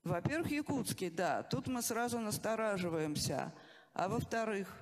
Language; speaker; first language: Russian; native; Russian